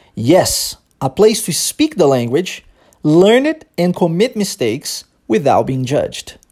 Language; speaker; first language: English; early bilingual, other home language; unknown